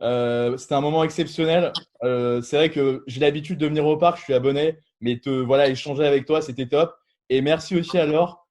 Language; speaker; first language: French; native; French